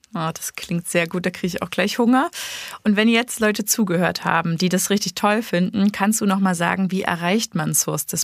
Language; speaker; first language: German; native; German